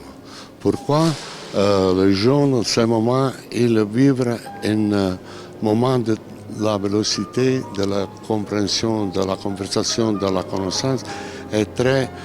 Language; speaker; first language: French; non-native, learner; Italian